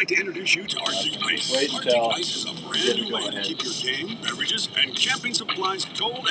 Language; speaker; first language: English; native; English